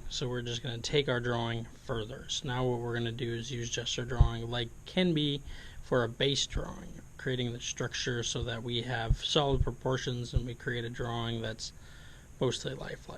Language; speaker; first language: English; native; English